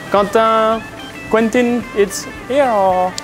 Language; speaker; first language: English; non-native, learner; French